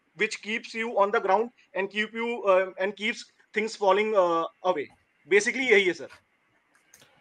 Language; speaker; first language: Hindi; native; Hindi